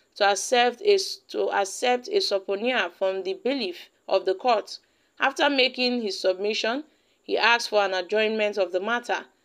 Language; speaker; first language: Nigerian Pidgin; native; Nigerian Pidgin